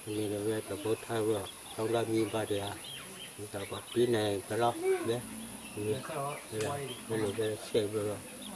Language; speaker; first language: Burmese; non-native, local second language; Western Kayah